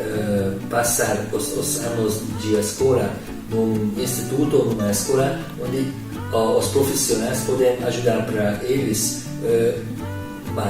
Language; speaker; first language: Portuguese; non-native, fluent; Hungarian